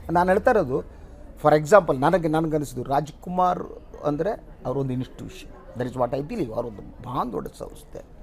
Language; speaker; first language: Kannada; native; Kannada